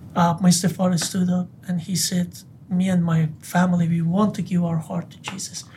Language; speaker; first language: English; non-native, fluent; Persian